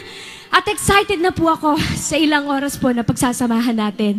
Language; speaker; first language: Filipino; native; Filipino